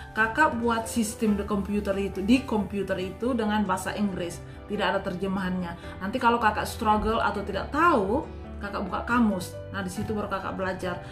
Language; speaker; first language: Indonesian; non-native, local second language; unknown